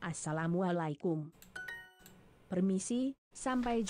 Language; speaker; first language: Indonesian; non-native, learner; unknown